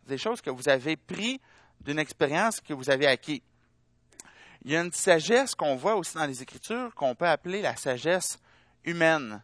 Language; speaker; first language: French; native; French